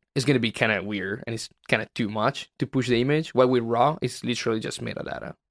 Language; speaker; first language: English; non-native, fluent; Italian